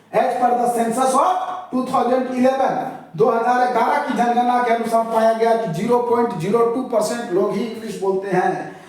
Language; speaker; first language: Hindi; native; Hindi